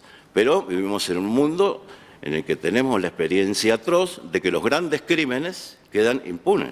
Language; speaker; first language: Spanish; native; Spanish